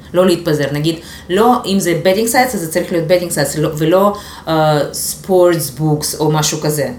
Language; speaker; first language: Hebrew; non-native, fluent; Russian